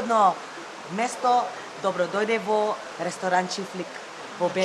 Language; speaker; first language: Macedonian; non-native, learner; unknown